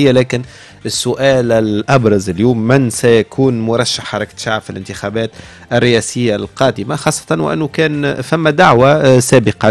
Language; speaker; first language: Arabic; native; Arabic